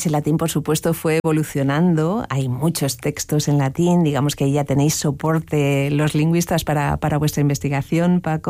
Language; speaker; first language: Spanish; native; Spanish